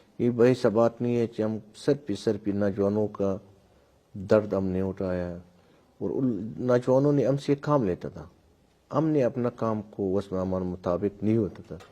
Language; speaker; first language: Urdu; non-native, local second language; Pashto